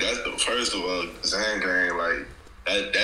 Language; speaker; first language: English; native; English